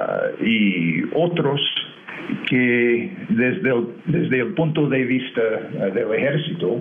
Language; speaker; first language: Spanish; non-native, fluent; English